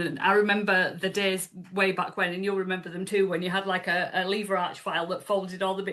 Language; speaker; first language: English; native; English